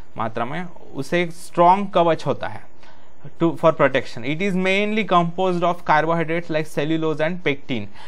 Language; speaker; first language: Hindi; non-native, local second language; Marathi